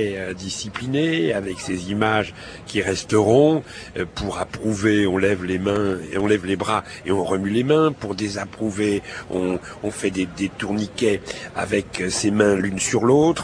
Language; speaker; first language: French; native; French